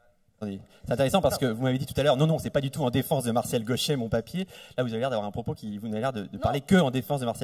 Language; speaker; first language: French; native; French